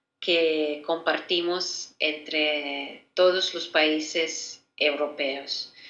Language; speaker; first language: Spanish; non-native, fluent; Ukrainian